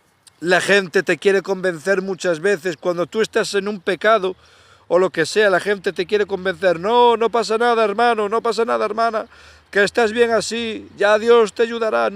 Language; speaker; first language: Spanish; native; Spanish